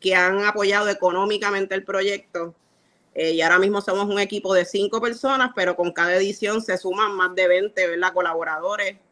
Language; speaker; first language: Spanish; native; Spanish